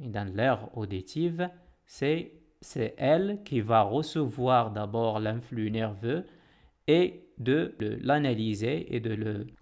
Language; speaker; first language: French; non-native, local second language; Arabic